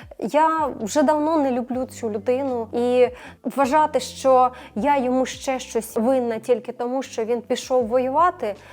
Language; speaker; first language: Ukrainian; non-native, local second language; Russian